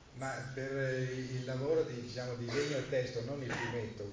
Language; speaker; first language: Italian; native; Italian